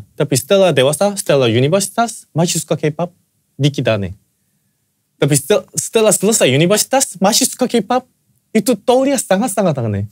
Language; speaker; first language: Indonesian; non-native, fluent; Korean